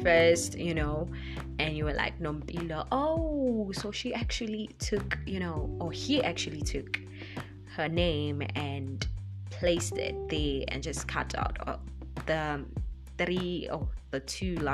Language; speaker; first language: English; non-native, local second language; Zulu